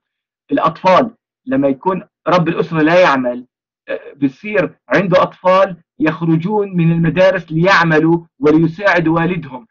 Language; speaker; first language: Arabic; native; Arabic